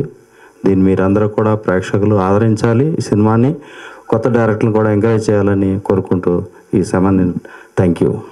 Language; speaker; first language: Telugu; native; Telugu